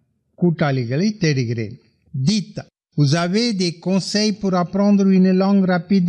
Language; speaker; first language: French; non-native, fluent; Tamil